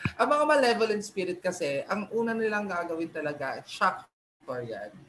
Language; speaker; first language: Filipino; native; Filipino